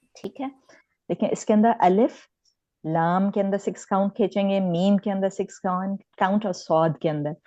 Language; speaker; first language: Urdu; native; Urdu